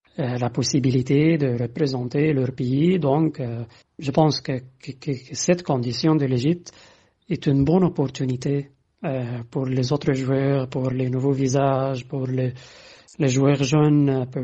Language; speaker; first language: French; non-native, fluent; Arabic